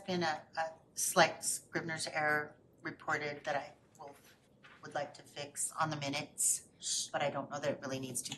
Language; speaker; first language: English; native; English